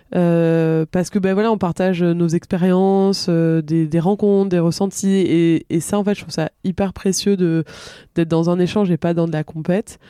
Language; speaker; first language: French; native; French